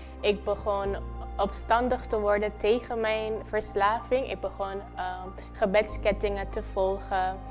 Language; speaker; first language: Dutch; non-native, local second language; Papiamento